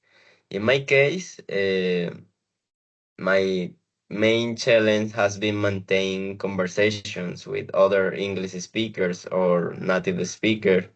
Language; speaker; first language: English; non-native, learner; Spanish